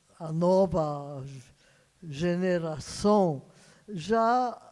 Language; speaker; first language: Portuguese; non-native, fluent; Hungarian